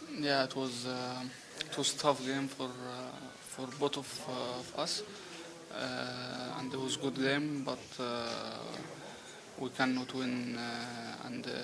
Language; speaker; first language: English; non-native, learner; Arabic